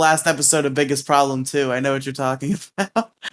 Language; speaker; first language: English; native; English